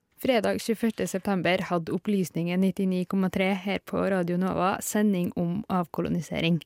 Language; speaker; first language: Norwegian; native; Norwegian